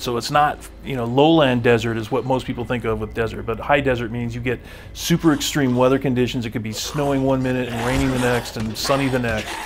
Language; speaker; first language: English; native; English